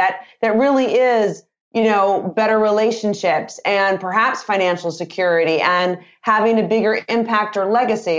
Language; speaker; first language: English; native; English